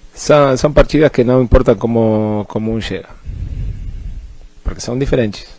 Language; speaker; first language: Portuguese; non-native, fluent; Spanish